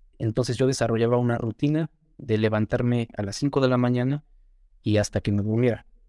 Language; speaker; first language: Spanish; native; Spanish